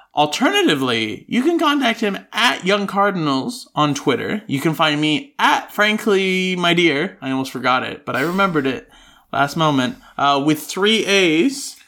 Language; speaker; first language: English; native; English